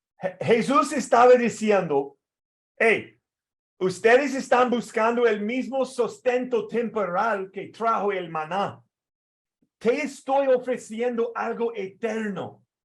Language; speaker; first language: Spanish; non-native, fluent; English